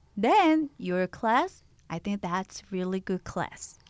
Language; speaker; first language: English; non-native, fluent; Korean